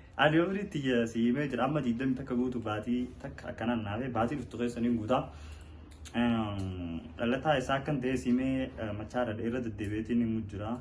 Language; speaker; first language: Oromo; native; Oromo